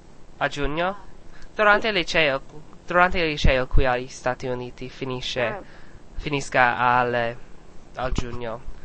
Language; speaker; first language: Italian; non-native, learner; English